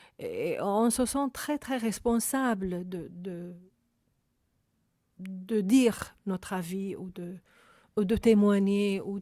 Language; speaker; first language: French; non-native, fluent; Arabic